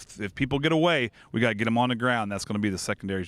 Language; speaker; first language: English; native; English